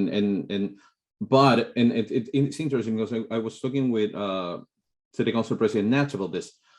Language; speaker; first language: English; non-native, fluent; Spanish